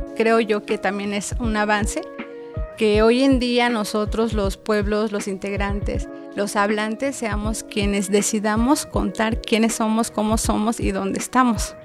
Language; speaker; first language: Spanish; non-native, local second language; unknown